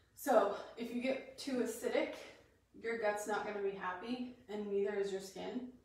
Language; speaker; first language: English; native; English